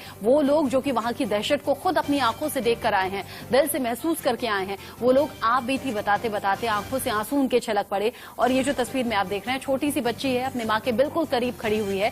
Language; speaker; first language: Hindi; native; Hindi